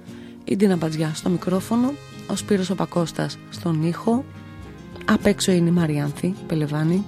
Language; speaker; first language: Greek; native; Greek